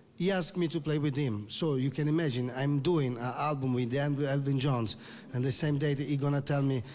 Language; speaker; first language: English; non-native, learner; Italian